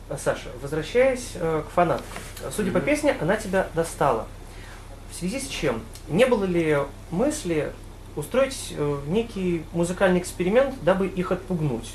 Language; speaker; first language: Russian; native; Russian